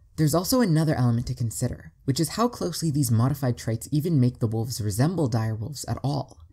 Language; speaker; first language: English; native; English